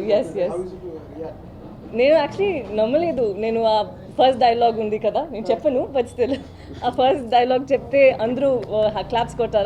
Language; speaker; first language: Telugu; non-native, local second language; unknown